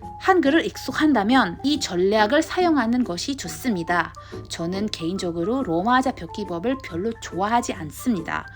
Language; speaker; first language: Korean; non-native, learner; Indonesian